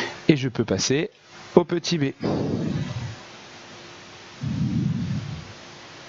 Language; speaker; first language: French; native; French